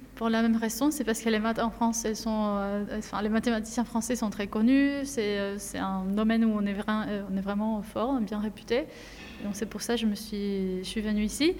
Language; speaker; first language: French; non-native, fluent; Spanish